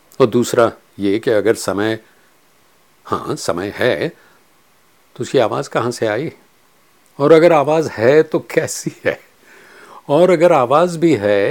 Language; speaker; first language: Hindi; non-native, local second language; Kachhi